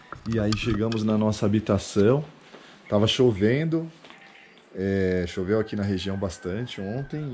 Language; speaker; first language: Portuguese; native; Portuguese